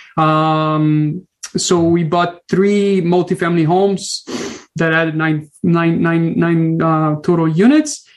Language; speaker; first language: English; non-native, fluent; Portuguese